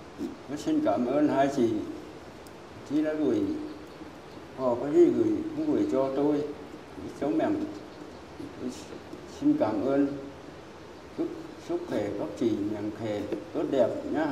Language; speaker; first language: Vietnamese; non-native, local second language; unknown